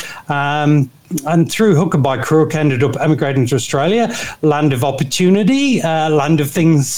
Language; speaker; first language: English; native; English